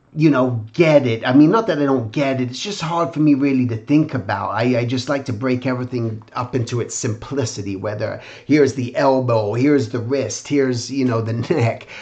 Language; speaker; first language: English; native; English